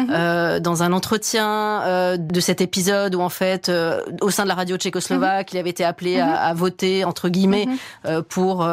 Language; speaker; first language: French; native; French